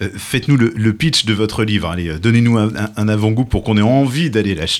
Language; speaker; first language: French; native; French